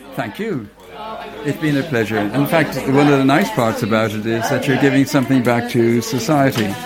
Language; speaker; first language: English; native; English